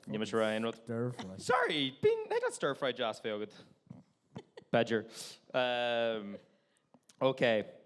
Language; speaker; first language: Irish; non-native, local second language; English